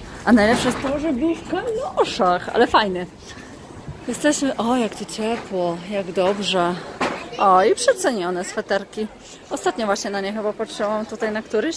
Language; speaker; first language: Polish; native; Polish